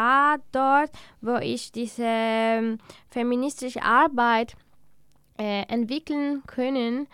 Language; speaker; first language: German; non-native, learner; Spanish